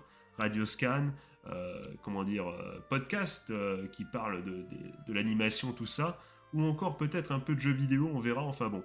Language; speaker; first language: French; native; French